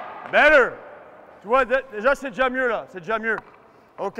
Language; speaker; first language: French; native; French